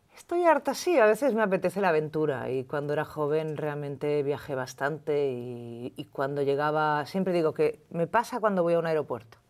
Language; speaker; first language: Spanish; native; Spanish